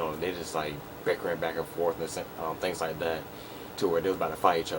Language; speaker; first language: English; native; English